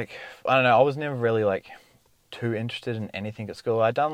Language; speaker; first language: English; native; English